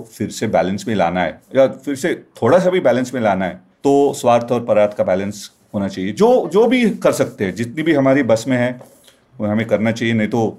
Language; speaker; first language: Hindi; non-native, local second language; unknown